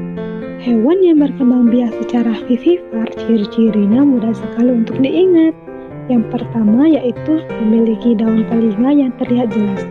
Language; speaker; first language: Indonesian; native; Indonesian